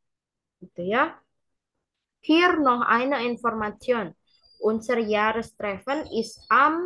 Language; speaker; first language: German; non-native, learner; Indonesian